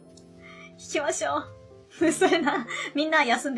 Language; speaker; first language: Japanese; native; Japanese